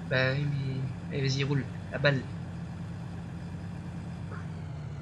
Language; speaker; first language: French; native; French